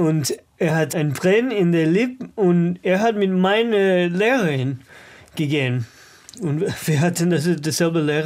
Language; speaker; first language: German; non-native, learner; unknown